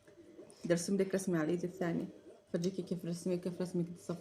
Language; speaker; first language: Arabic; native; Arabic